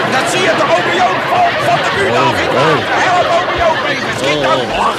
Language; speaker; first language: Dutch; native; Dutch